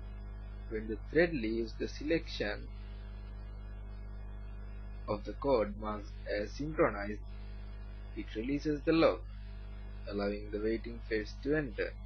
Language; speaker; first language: English; non-native, learner; Sinhala